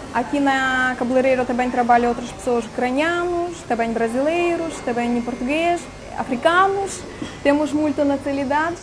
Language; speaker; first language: Portuguese; non-native, fluent; Ukrainian